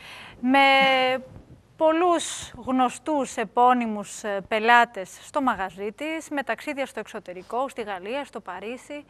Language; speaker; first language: Greek; native; Greek